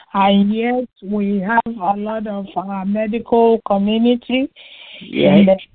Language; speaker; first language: English; non-native, local second language; Igbo